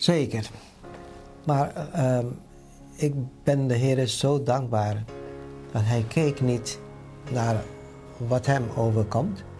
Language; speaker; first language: Dutch; native; Dutch